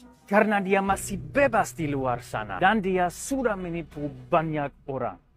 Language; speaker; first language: Indonesian; non-native, fluent; German